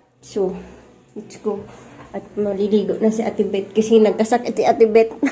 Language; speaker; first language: Filipino; non-native, local second language; Bikol